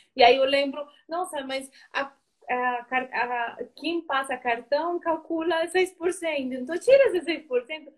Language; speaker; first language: Portuguese; non-native, fluent; Spanish